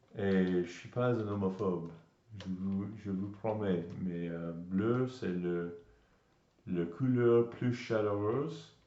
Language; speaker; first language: French; non-native, learner; English